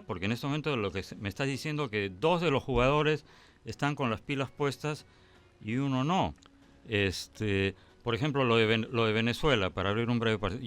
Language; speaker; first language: Spanish; native; Spanish